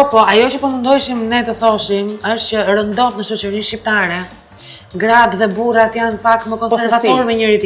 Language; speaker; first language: Albanian; native; Albanian